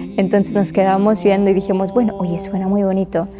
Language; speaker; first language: Spanish; non-native, local second language; German